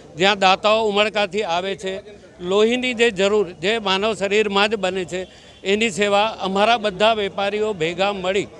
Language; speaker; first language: Gujarati; non-native, local second language; Sindhi